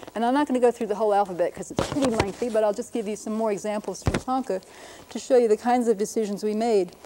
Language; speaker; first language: English; native; English